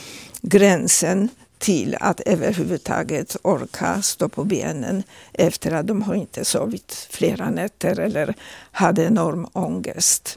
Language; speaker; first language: Swedish; non-native, fluent; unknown